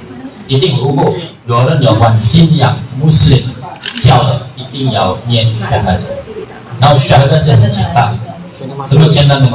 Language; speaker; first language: Chinese; non-native, learner; Indonesian